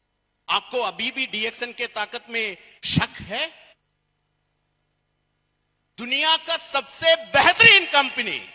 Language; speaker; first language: Hindi; non-native, fluent; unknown